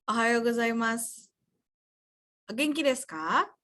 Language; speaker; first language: Japanese; non-native, fluent; Indonesian